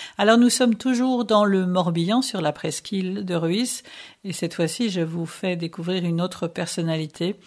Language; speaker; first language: French; native; French